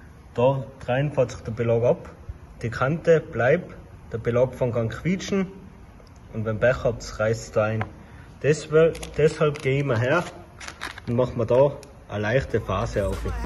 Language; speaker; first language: German; native; German